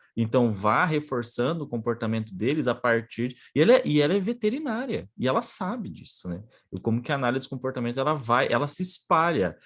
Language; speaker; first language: Portuguese; native; Portuguese